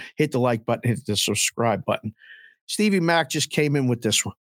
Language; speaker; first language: English; native; English